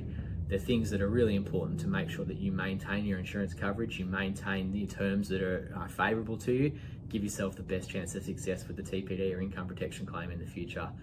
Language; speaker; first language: English; native; English